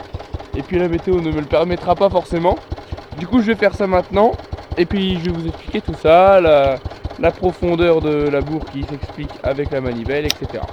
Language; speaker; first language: French; native; French